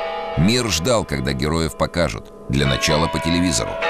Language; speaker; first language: Russian; native; Russian